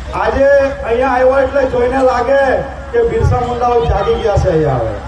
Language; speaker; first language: Gujarati; non-native, local second language; Kukna